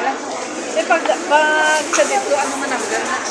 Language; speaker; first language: Filipino; non-native, local second language; Hiligaynon